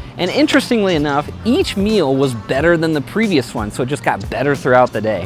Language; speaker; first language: English; native; English